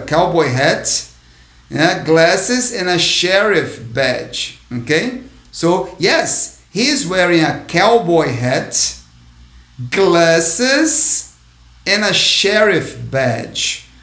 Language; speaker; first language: English; non-native, fluent; Portuguese